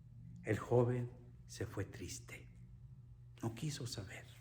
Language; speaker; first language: Spanish; native; Spanish